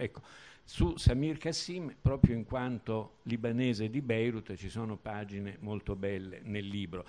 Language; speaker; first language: Italian; native; Italian